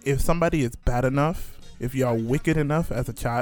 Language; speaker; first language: English; native; English